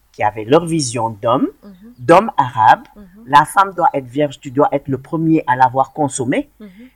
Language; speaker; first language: French; non-native, local second language; Wolof